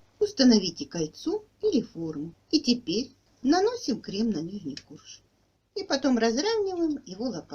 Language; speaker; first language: Russian; native; Russian